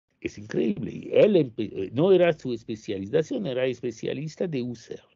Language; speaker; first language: Spanish; non-native, fluent; French